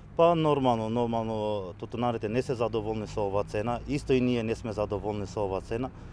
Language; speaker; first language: Macedonian; non-native, local second language; Albanian